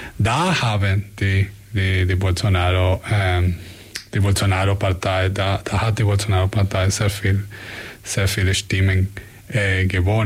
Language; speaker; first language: German; non-native, fluent; Spanish